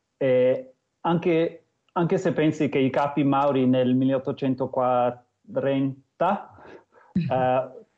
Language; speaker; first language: Italian; non-native, fluent; English